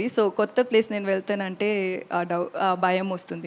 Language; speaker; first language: Telugu; non-native, learner; Tamil